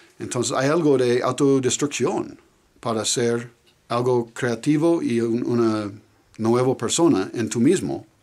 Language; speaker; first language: Spanish; non-native, learner; English